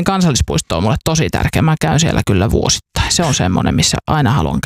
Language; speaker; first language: Finnish; native; Finnish